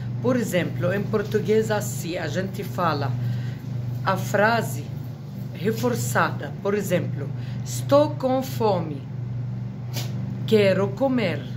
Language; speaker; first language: Portuguese; non-native, fluent; Arabic